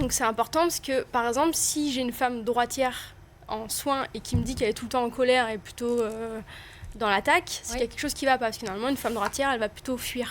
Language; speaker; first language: French; native; French